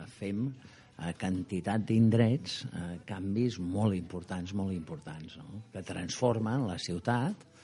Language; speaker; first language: Catalan; native; Catalan